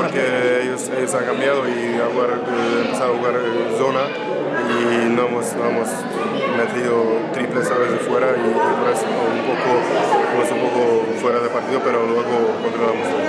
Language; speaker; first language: Spanish; non-native, fluent; Hungarian